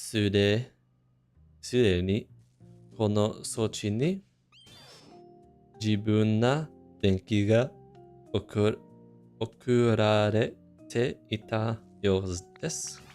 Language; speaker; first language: Japanese; non-native, fluent; English